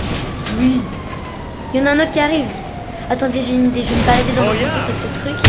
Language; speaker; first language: French; native; French